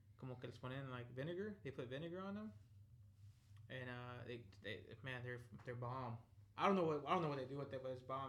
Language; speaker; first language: English; early bilingual, other home language; Spanish